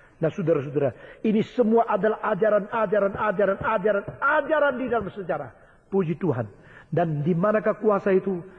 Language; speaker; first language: Indonesian; early bilingual, other home language; Chinese